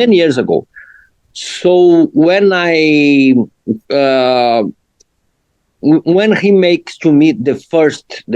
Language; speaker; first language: English; non-native, learner; Portuguese